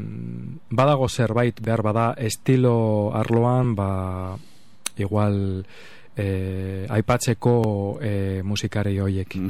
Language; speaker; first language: Basque; non-native, local second language; Spanish